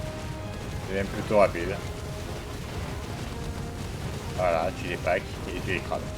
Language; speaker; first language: French; native; French